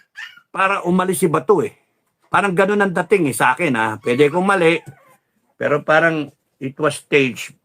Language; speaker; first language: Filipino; native; Filipino